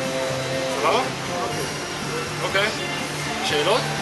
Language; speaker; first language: Hebrew; native; Hebrew